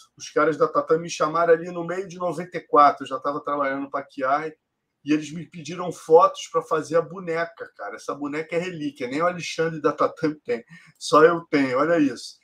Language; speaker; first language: Portuguese; native; Portuguese